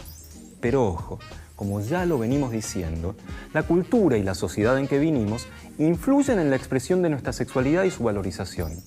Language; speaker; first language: Spanish; native; Spanish